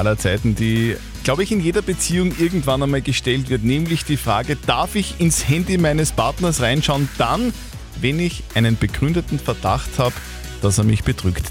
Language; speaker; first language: German; native; German